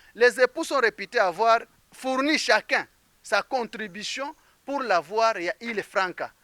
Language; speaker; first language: French; non-native, local second language; Swahili